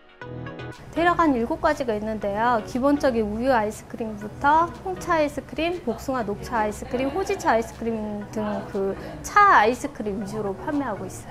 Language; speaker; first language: Korean; native; Korean